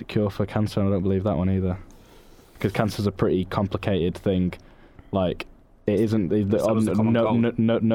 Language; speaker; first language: English; native; English